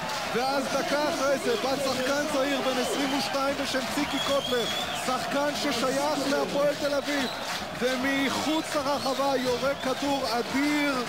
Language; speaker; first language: Hebrew; native; Hebrew